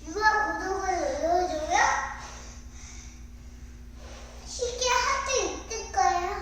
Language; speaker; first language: Korean; early bilingual, heritage; Korean